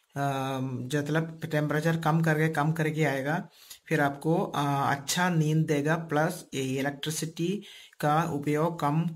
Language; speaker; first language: Hindi; non-native, local second language; Malayalam